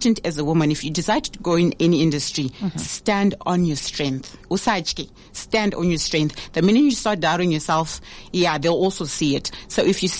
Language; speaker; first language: English; non-native, local second language; Shona